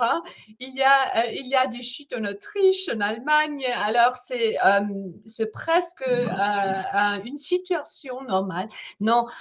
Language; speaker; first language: French; non-native, fluent; German